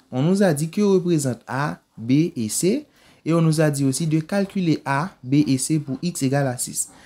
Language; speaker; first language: French; non-native, local second language; Haitian Creole